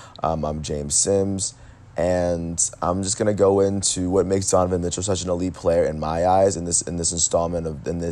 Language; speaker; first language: English; native; English